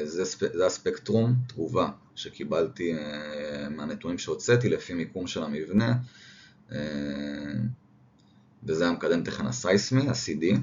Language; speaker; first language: Hebrew; native; Hebrew